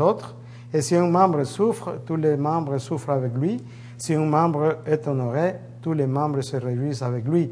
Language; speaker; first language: French; native; French